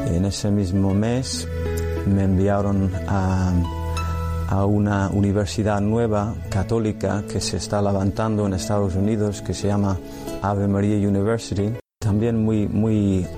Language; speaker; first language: Spanish; non-native, fluent; English